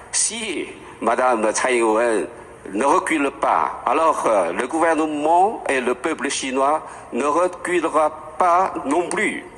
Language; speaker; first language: French; non-native, fluent; Chinese